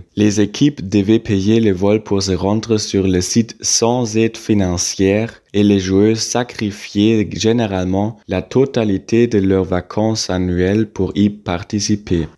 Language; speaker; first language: French; non-native, fluent; German